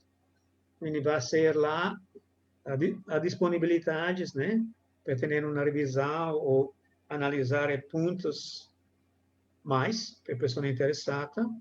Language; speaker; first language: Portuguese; non-native, fluent; Italian